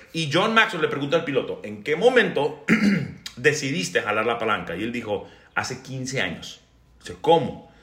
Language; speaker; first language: Spanish; native; Spanish